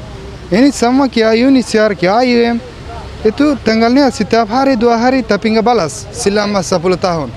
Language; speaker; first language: Indonesian; non-native, fluent; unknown